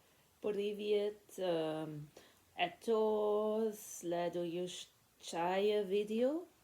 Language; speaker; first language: Russian; non-native, learner; French